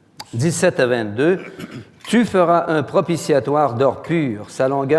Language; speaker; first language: French; native; French